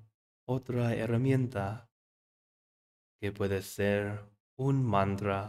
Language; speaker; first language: Spanish; non-native, fluent; English